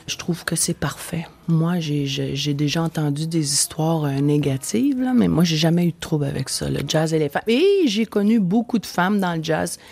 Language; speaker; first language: French; native; French